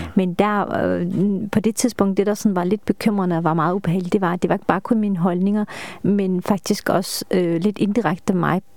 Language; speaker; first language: Danish; early bilingual, other home language; Turkish